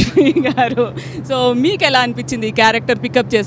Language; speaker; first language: Telugu; native; Telugu